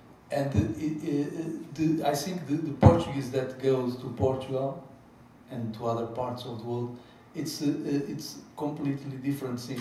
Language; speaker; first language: English; non-native, fluent; Portuguese